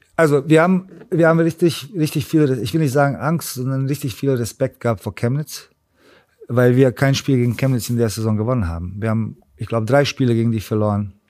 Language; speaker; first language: German; early bilingual, other home language; Serbian